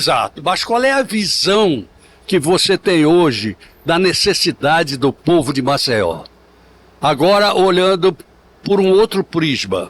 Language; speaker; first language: Portuguese; native; Portuguese